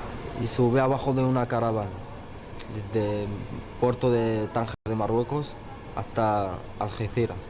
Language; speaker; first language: Spanish; early bilingual, other home language; Arabic